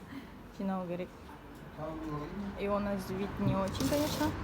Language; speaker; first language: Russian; non-native, local second language; Kazakh